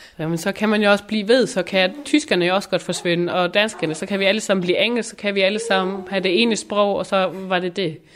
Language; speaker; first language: Danish; non-native, local second language; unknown